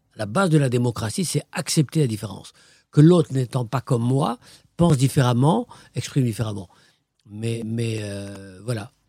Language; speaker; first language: French; non-native, local second language; Arabic